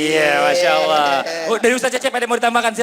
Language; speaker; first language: Indonesian; native; Indonesian